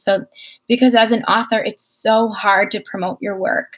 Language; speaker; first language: English; native; English